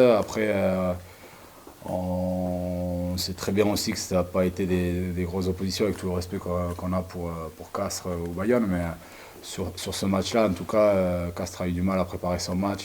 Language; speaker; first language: French; native; French